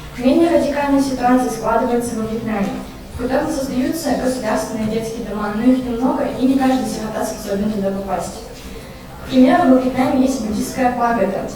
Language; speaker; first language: Russian; native; Russian